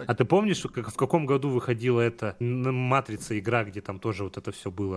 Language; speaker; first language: Russian; native; Russian